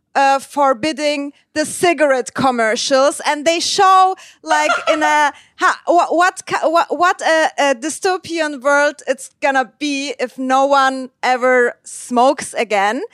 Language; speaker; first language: English; non-native, fluent; Turkish